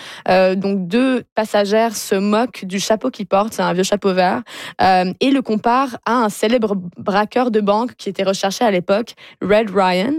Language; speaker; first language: French; native; French